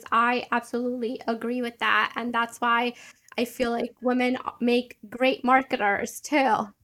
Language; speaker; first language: English; early bilingual, other home language; Italian